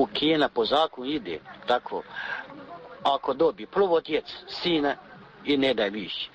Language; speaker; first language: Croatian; non-native, learner; Chinese